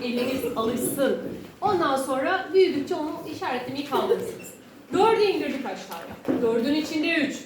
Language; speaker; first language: Turkish; native; Turkish